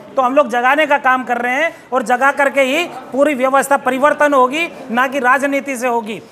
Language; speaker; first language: Hindi; native; Hindi